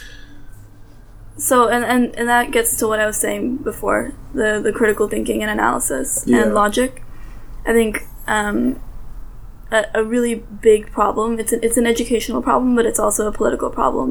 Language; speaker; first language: English; early bilingual, other home language; Russian